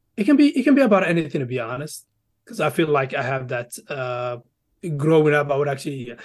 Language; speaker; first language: English; early bilingual, other home language; Arabic